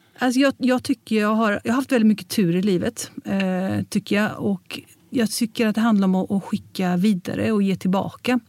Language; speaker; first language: Swedish; early bilingual, heritage; Swedish